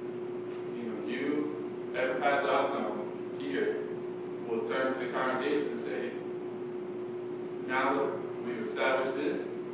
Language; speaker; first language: English; non-native, fluent; Portuguese